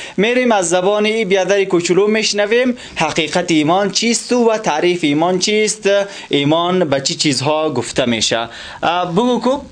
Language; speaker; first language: Persian; native; Persian